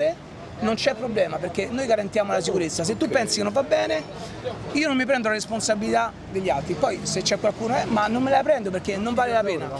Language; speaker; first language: Italian; native; Italian